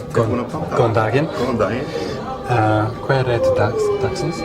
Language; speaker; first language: Icelandic; non-native, learner; English